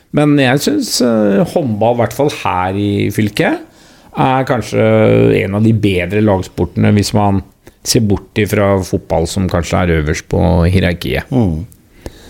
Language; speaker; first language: Norwegian; native; Norwegian